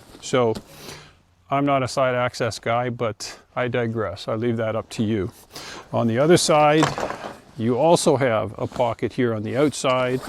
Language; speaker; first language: English; native; English